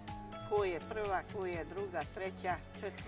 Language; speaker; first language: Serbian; non-native, local second language; Hungarian